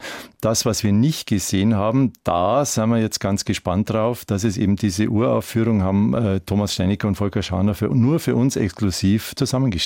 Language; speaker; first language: German; native; German